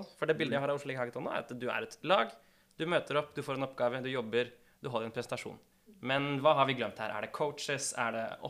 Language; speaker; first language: Norwegian; native; Norwegian